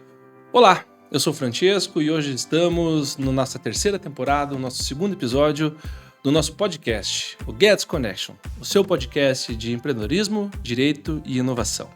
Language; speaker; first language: Portuguese; native; Portuguese